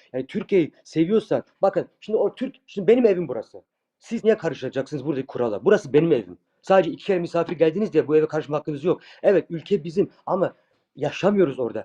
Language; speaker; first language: Turkish; early bilingual, heritage; Turkish